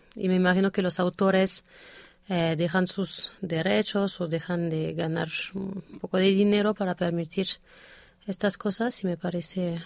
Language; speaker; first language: Spanish; non-native, fluent; French